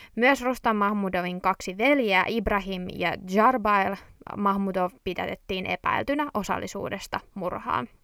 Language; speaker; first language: Finnish; native; Finnish